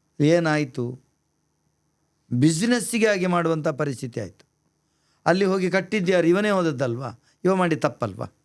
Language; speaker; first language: Kannada; non-native, local second language; Tulu